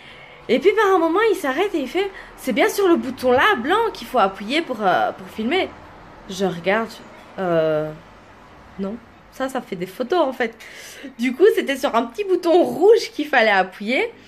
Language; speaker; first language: French; native; French